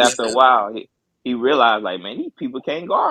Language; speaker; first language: English; native; English